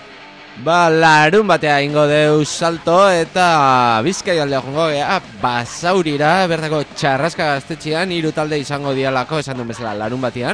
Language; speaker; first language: Basque; native; Basque